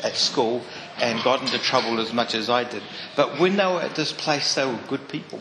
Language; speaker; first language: English; native; English